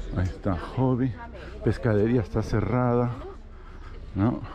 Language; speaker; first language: Spanish; native; Spanish